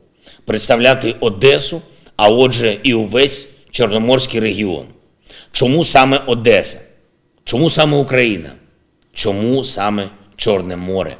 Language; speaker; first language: Ukrainian; non-native, local second language; Russian